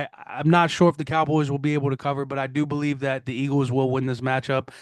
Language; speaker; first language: English; native; English